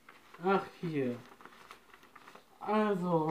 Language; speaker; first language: German; non-native, learner; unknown